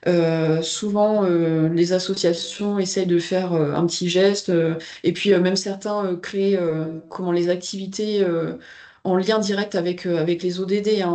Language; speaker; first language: French; native; French